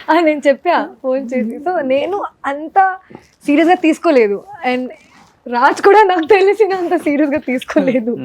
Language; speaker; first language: Telugu; non-native, fluent; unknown